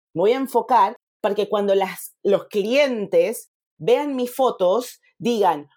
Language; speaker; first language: Spanish; native; Spanish